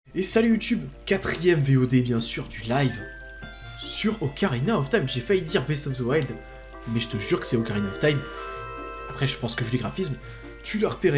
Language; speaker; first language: French; native; French